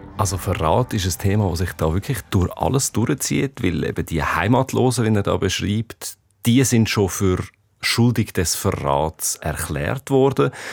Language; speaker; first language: German; native; German